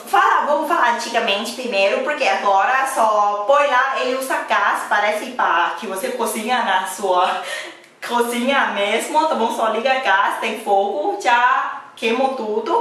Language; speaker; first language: Portuguese; non-native, learner; Thai